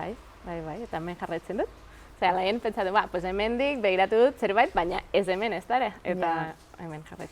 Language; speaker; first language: Basque; non-native, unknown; Catalan